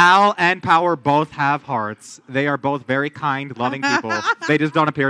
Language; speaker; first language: English; native; English